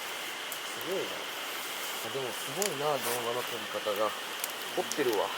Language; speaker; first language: Japanese; native; Japanese